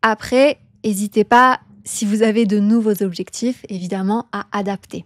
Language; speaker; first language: French; native; French